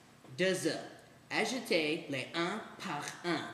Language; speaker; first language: French; non-native, learner; English